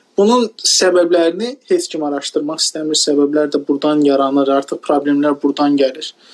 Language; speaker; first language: Azerbaijani; non-native, local second language; Talysh